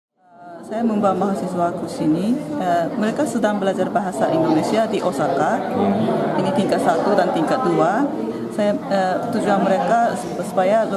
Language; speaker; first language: Indonesian; non-native, fluent; Japanese